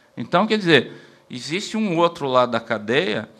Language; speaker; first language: Portuguese; native; Portuguese